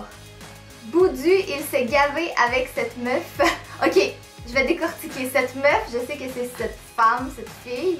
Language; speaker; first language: French; native; French